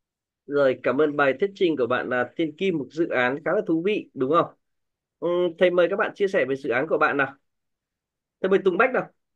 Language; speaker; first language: Vietnamese; native; Vietnamese